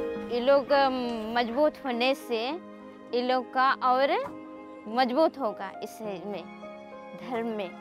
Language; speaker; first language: Hindi; non-native, local second language; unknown